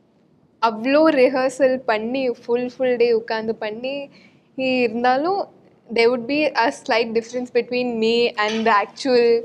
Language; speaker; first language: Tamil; non-native, learner; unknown